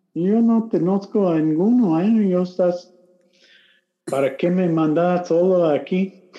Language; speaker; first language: Spanish; non-native, learner; English